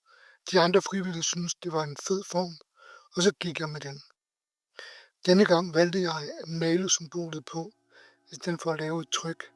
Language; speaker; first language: Danish; native; Danish